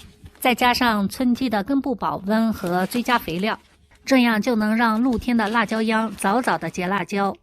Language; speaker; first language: Chinese; native; Chinese